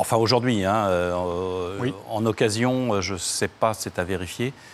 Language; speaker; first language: French; native; French